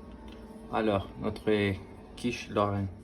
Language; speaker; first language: French; non-native, learner; Spanish